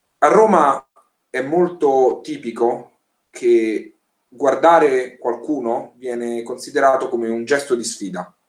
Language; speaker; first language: Italian; native; Italian